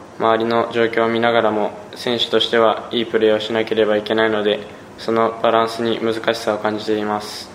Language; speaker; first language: Japanese; native; Japanese